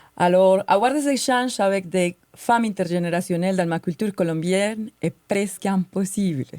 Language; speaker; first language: French; non-native, fluent; Spanish